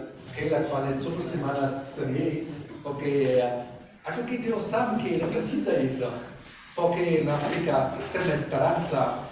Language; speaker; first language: Portuguese; non-native, learner; German